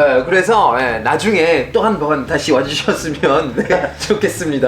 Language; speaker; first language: Korean; non-native, fluent; French